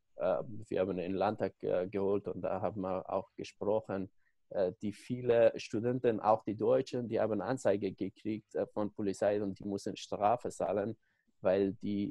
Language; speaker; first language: German; non-native, learner; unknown